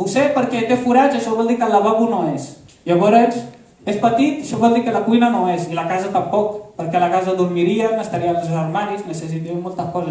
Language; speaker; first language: Catalan; early bilingual, other home language; Arabic